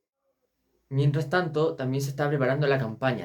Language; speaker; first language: Spanish; native; Spanish